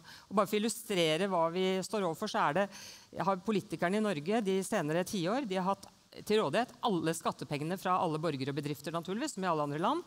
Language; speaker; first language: Norwegian; native; Norwegian